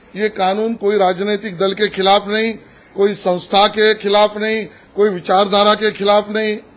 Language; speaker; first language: Hindi; non-native, local second language; Marathi